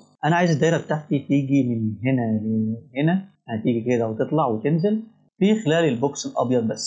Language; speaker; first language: Arabic; native; Arabic